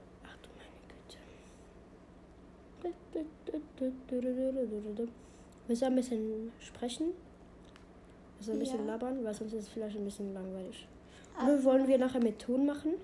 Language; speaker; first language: German; native; German